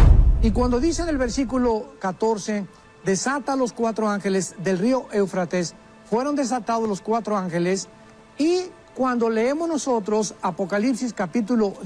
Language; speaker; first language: Spanish; native; Spanish